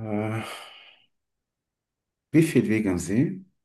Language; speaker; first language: German; non-native, learner; Turkish